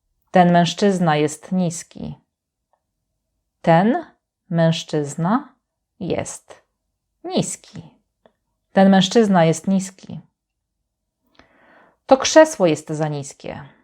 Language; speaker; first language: Polish; native; Polish